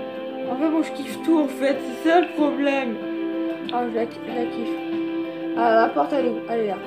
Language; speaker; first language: French; native; French